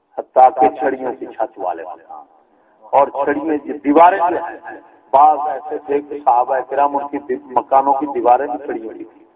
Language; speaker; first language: Urdu; non-native, local second language; Punjabi